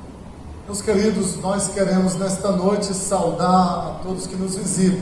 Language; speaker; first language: Portuguese; native; Portuguese